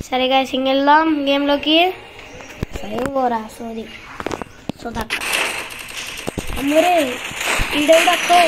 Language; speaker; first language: Telugu; native; Telugu